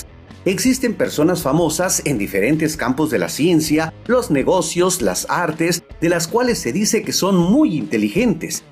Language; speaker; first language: Spanish; native; Spanish